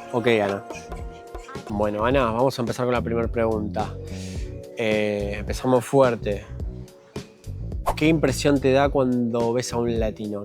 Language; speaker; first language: Spanish; native; Spanish